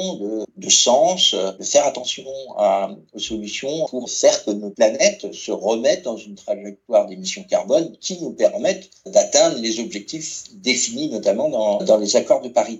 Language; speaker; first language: French; native; French